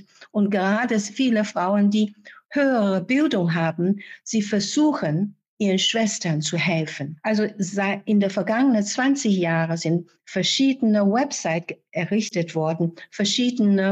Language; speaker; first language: German; non-native, fluent; Chinese